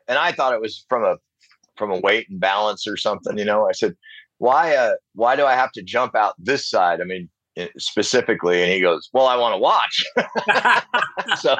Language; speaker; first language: English; native; English